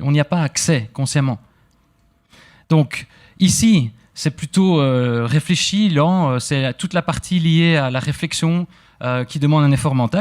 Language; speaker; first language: French; native; French